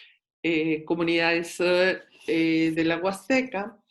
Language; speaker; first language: Spanish; native; Spanish